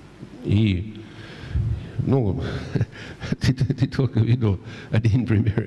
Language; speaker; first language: Russian; non-native, fluent; English